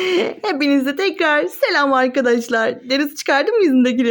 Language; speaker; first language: Turkish; native; Turkish